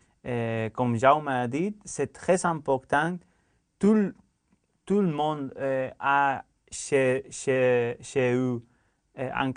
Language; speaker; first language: French; non-native, learner; Spanish